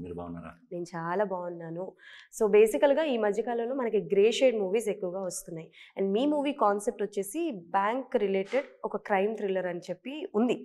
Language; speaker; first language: Telugu; native; Telugu